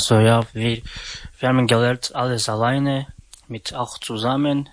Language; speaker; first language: German; non-native, learner; Romany